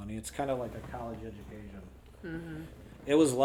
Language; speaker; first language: English; native; English